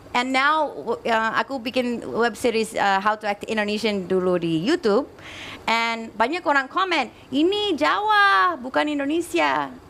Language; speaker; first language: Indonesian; non-native, fluent; English